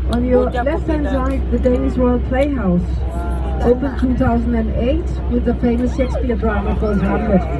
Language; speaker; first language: English; non-native, fluent; Danish